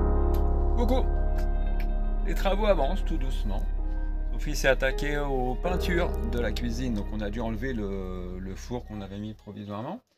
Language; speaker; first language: French; native; French